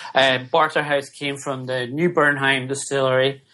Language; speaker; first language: English; native; English